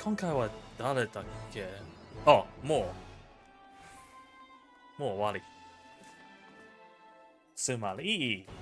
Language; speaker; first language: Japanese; non-native, learner; English